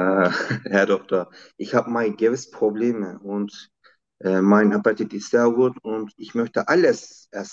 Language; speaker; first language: German; non-native, learner; Turkish